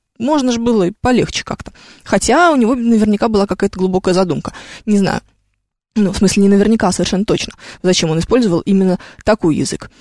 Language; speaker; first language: Russian; native; Russian